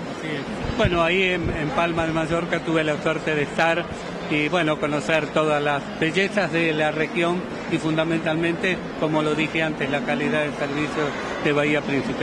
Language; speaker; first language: Spanish; native; Spanish